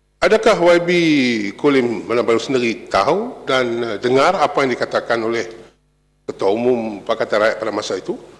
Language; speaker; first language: Malay; non-native, local second language; Chinese